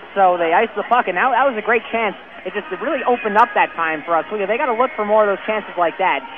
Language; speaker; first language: English; native; English